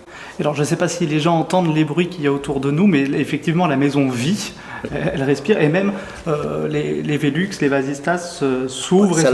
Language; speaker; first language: French; native; French